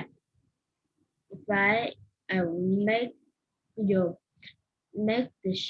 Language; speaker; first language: English; non-native, learner; Vietnamese